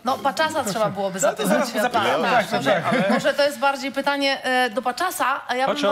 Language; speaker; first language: Polish; native; Polish